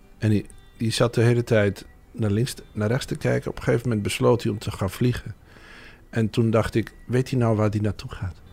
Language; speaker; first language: Dutch; native; Dutch